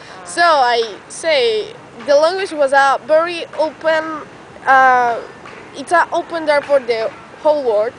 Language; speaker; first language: English; non-native, learner; Spanish